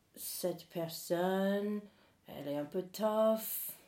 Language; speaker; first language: French; non-native, fluent; English